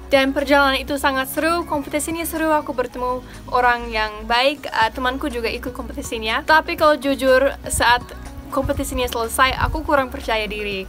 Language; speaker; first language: Indonesian; non-native, fluent; English